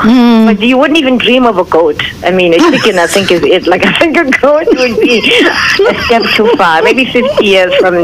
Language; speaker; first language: English; non-native, local second language; Zulu